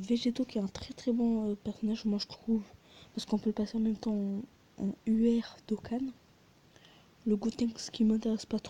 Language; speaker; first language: French; native; French